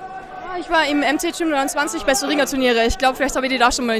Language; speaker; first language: German; native; German